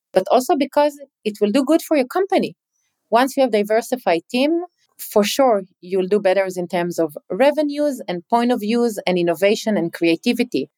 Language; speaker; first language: English; non-native, fluent; Hebrew